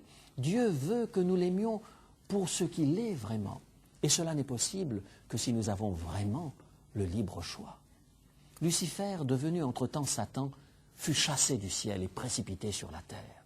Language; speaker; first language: French; native; French